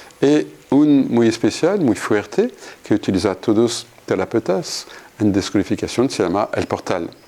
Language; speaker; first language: Spanish; non-native, fluent; French